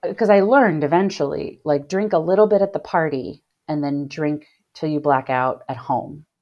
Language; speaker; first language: English; native; English